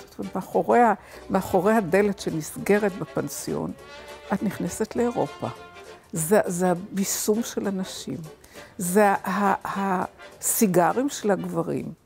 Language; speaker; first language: Hebrew; early bilingual, other home language; German